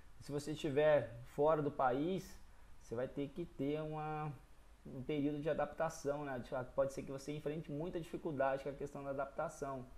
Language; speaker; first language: Portuguese; native; Portuguese